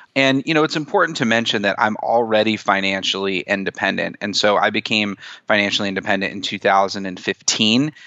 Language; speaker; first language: English; native; English